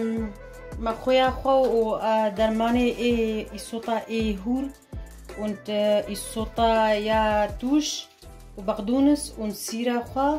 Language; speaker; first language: German; non-native, learner; Kurdish